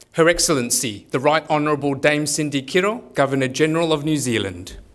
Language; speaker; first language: English; native; English